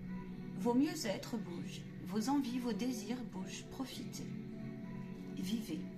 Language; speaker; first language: French; native; French